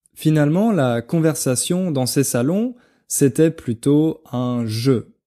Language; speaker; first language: French; native; French